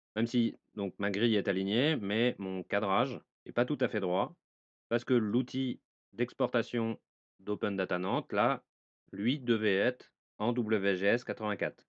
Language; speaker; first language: French; native; French